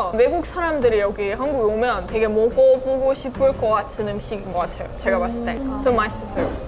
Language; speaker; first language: Korean; non-native, fluent; Estonian